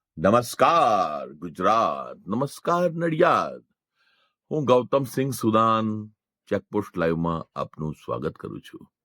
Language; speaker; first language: Gujarati; non-native, local second language; Hindi